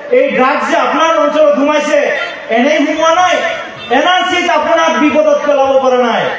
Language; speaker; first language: Assamese; non-native, local second language; Bangla